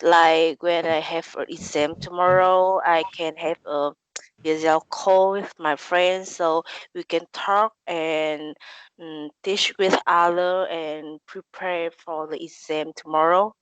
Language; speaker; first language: English; non-native, learner; Vietnamese